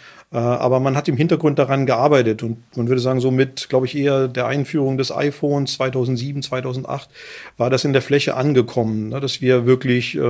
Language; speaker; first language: German; native; German